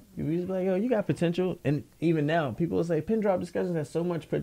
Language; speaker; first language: English; native; English